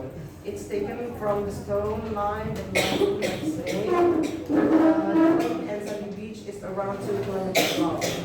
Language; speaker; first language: English; non-native, learner; Indonesian